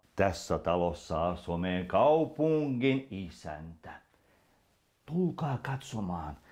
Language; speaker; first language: Finnish; non-native, fluent; Russian